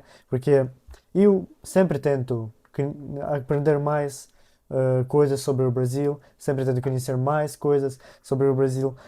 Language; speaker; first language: Portuguese; non-native, learner; Russian